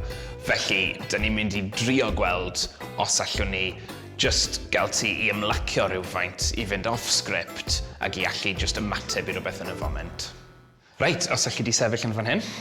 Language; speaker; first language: Welsh; native; Welsh